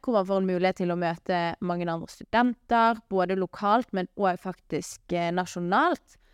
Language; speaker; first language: Norwegian; native; Norwegian